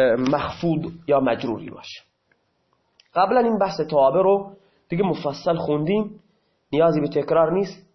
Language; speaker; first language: Persian; non-native, local second language; Baluchi